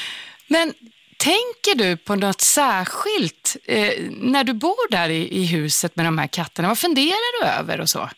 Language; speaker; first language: Swedish; native; Swedish